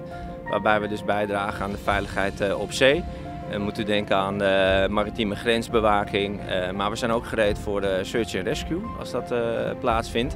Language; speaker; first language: Dutch; native; Dutch